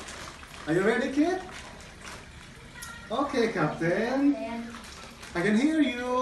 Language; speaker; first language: English; non-native, learner; Indonesian